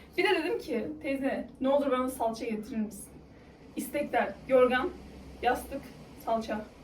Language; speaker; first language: Turkish; native; Turkish